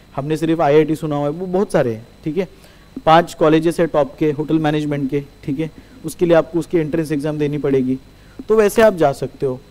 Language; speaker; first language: Hindi; non-native, local second language; Marathi